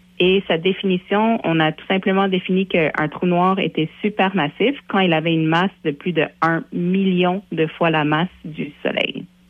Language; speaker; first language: French; native; French